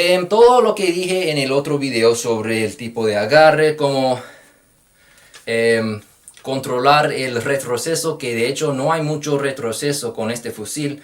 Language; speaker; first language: Spanish; non-native, fluent; English